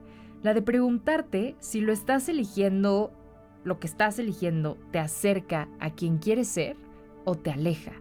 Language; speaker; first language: Spanish; native; Spanish